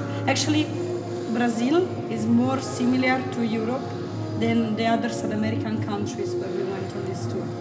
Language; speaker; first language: English; non-native, fluent; Italian